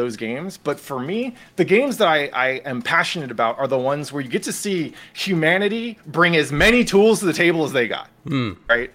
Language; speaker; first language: English; native; English